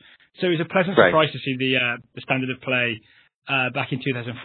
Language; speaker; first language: English; native; English